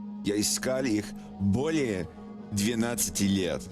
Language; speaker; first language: Russian; non-native, learner; English